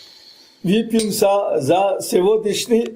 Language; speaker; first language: Russian; non-native, local second language; Armenian